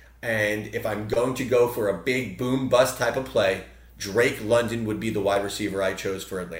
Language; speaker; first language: English; native; English